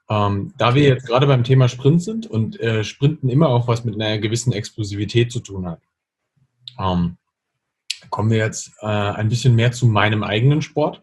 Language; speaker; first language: German; native; German